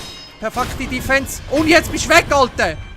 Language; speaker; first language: German; native; German